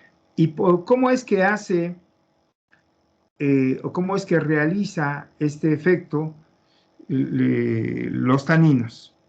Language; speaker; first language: Spanish; native; Spanish